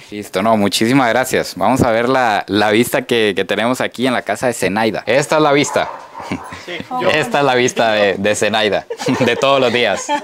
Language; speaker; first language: Spanish; native; Spanish